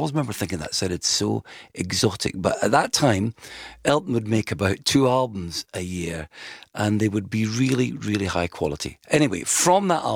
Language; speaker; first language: English; native; English